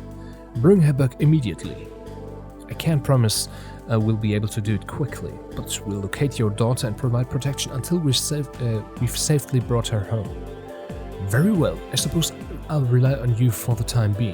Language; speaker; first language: English; non-native, fluent; German